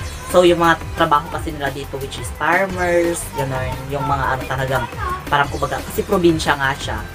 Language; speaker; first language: Filipino; non-native, local second language; Pangasinan